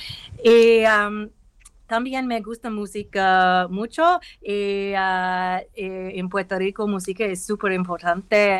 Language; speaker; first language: Spanish; non-native, learner; English